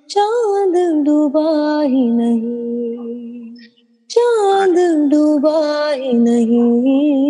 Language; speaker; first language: Hindi; non-native, local second language; Tamil